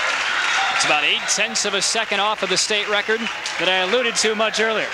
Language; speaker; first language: English; native; English